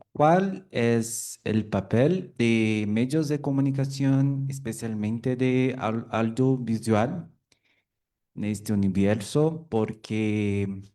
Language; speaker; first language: Spanish; non-native, fluent; Portuguese